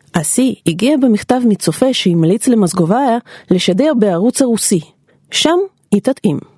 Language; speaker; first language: Hebrew; non-native, fluent; Russian